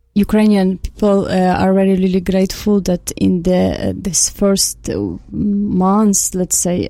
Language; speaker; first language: English; non-native, fluent; Ukrainian